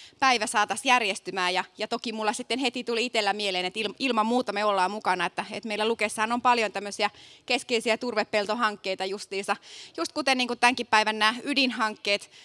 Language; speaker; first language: Finnish; native; Finnish